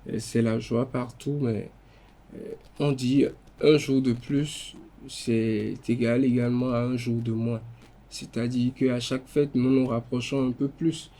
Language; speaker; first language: French; non-native, local second language; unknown